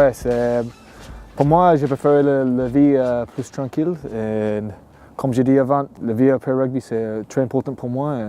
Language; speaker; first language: French; non-native, learner; English